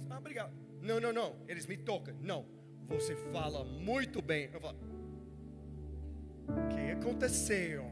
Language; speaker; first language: Portuguese; non-native, learner; English